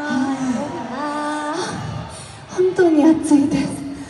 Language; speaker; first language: Japanese; non-native, learner; Korean